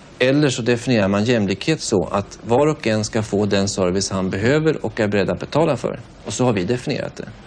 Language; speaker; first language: Swedish; native; Swedish